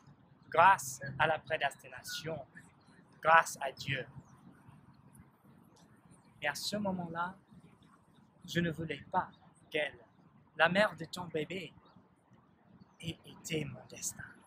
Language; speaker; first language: French; non-native, learner; English